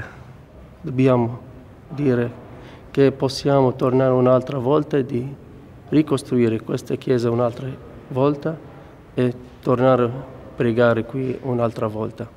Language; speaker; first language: Italian; non-native, fluent; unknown